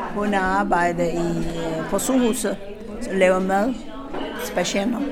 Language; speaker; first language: Danish; non-native, fluent; Arabic